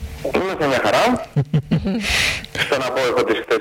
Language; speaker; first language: Greek; native; Greek